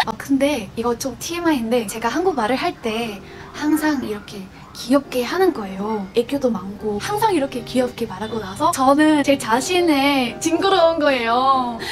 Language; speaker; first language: Korean; non-native, fluent; Vietnamese